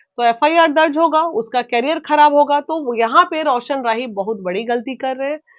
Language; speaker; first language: Hindi; native; Hindi